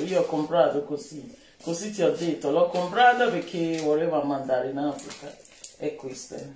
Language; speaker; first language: Italian; non-native, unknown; Bini